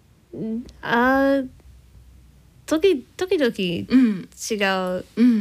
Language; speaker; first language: Japanese; non-native, learner; English